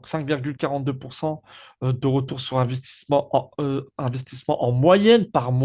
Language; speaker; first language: French; native; French